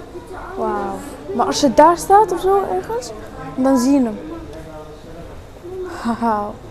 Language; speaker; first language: Dutch; early bilingual, other home language; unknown